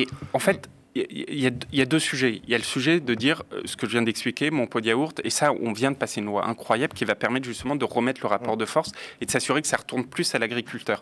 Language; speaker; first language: French; native; French